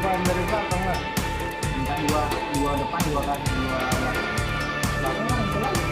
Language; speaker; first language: Indonesian; native; Indonesian